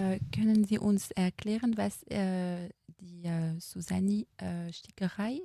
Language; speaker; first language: German; non-native, fluent; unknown